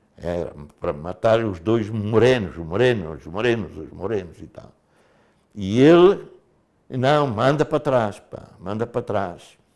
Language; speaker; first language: Portuguese; native; Portuguese